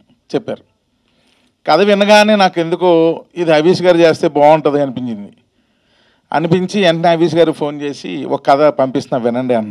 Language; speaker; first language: Telugu; native; Telugu